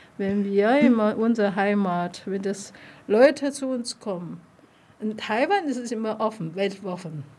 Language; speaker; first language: German; non-native, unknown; Chinese